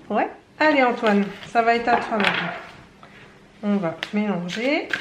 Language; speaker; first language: French; native; French